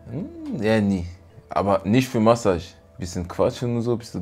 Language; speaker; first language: German; non-native, learner; French